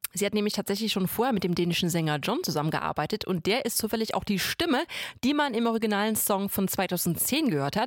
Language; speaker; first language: German; native; German